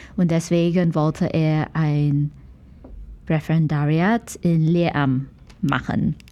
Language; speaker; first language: German; non-native, fluent; Chinese